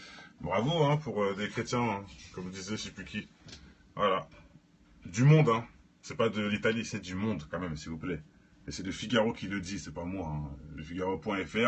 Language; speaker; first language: French; native; French